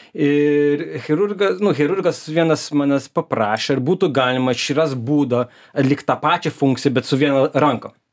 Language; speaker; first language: Lithuanian; early bilingual, heritage; Lithuanian